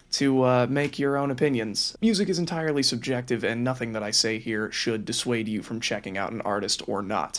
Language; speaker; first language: English; native; English